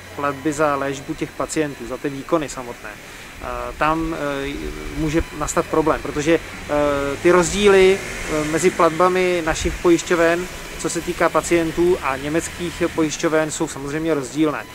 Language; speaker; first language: Czech; native; Czech